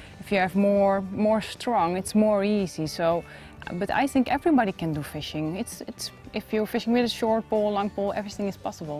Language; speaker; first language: English; non-native, fluent; Dutch